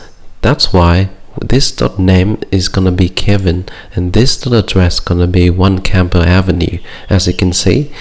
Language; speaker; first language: English; non-native, fluent; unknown